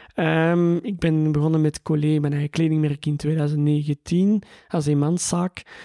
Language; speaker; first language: Dutch; native; Dutch